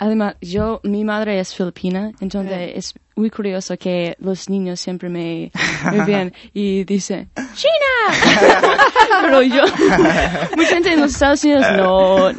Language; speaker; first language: Spanish; non-native, fluent; English